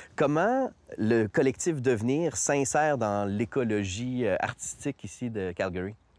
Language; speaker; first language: French; native; French